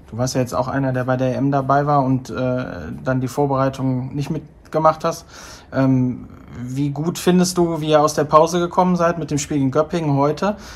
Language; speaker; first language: German; native; German